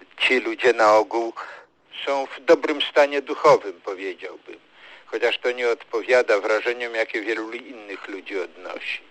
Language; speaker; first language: Polish; native; Polish